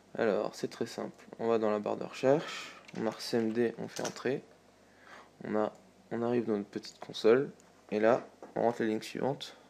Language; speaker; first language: French; native; French